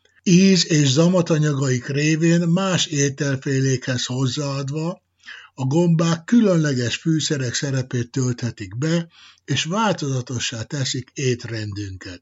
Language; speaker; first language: Hungarian; native; Hungarian